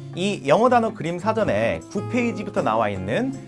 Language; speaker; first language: Korean; native; Korean